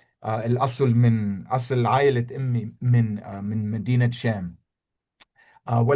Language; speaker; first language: Arabic; non-native, fluent; English